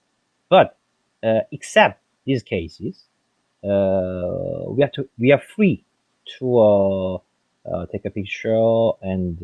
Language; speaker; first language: English; non-native, fluent; French